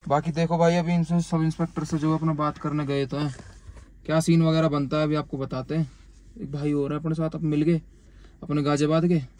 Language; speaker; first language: Hindi; native; Hindi